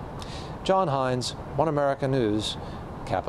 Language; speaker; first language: English; native; English